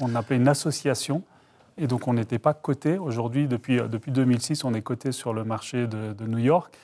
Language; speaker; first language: French; native; French